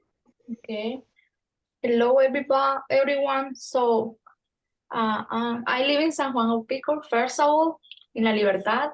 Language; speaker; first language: English; non-native, fluent; Spanish